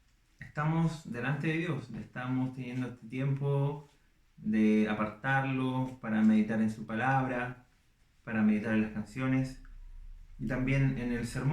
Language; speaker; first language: Spanish; native; Spanish